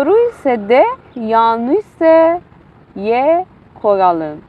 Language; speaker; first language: Turkish; non-native, fluent; Persian